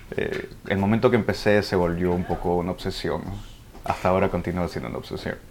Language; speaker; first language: Spanish; early bilingual, heritage; Spanish